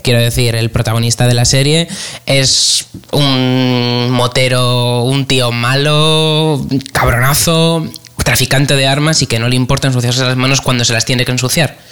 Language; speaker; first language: Spanish; native; Spanish